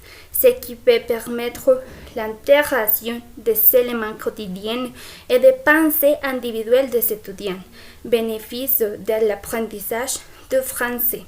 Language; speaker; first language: French; non-native, fluent; Spanish